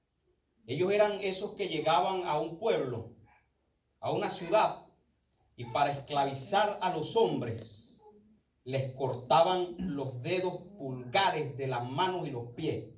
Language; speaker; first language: Spanish; native; Spanish